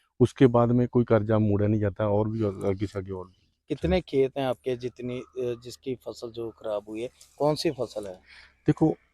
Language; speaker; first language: Hindi; non-native, local second language; Punjabi